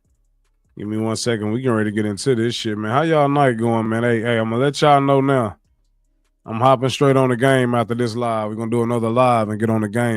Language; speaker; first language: English; native; English